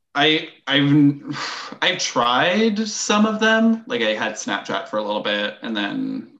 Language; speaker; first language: English; non-native, fluent; French